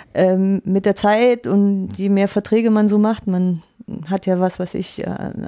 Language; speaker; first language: German; native; German